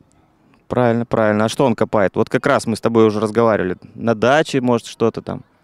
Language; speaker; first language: Russian; native; Russian